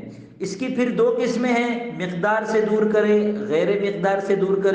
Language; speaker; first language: Urdu; native; Urdu